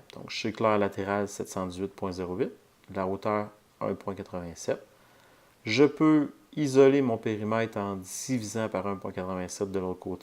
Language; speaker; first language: French; native; French